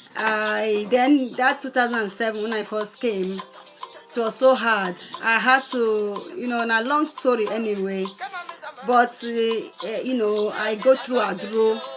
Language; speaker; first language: Nigerian Pidgin; non-native, local second language; Igbo